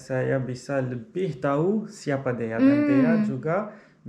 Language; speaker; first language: Indonesian; non-native, learner; Arabic